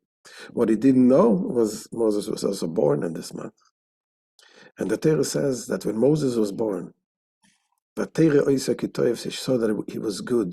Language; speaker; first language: English; non-native, fluent; Hebrew